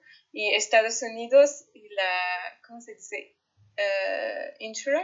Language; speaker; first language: Spanish; non-native, fluent; French